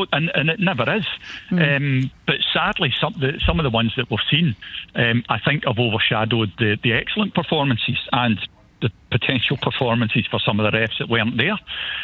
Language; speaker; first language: English; native; English